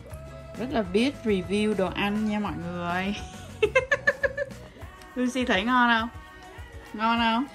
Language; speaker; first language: Vietnamese; early bilingual, heritage; Vietnamese